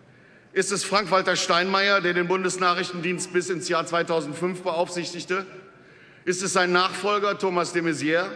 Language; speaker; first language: German; native; German